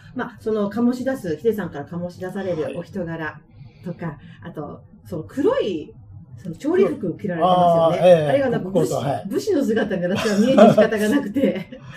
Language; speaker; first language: Japanese; native; Japanese